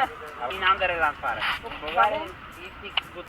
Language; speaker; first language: German; non-native, learner; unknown